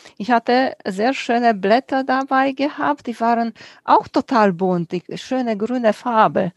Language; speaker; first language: German; non-native, fluent; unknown